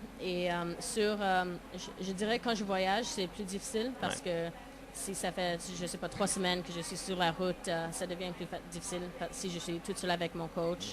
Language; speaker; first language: French; non-native, local second language; English